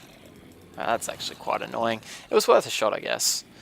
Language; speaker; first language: English; native; English